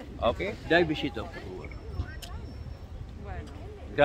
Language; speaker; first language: Spanish; non-native, learner; Filipino